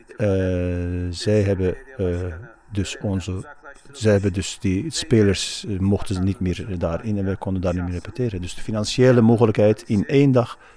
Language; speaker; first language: Dutch; non-native, fluent; Kurdish